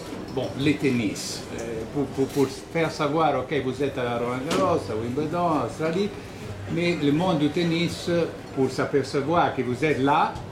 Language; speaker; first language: French; non-native, fluent; Italian